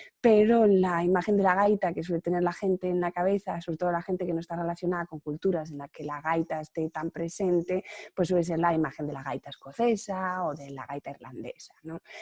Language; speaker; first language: Spanish; native; Spanish